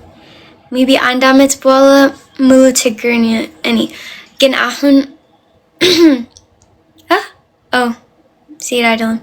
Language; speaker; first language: Amharic; early bilingual, heritage; Amharic